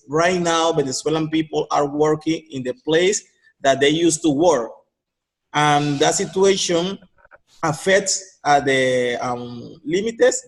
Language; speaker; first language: English; non-native, learner; Spanish